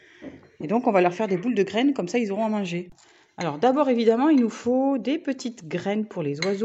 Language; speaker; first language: French; native; French